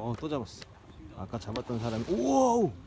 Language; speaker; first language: Korean; native; Korean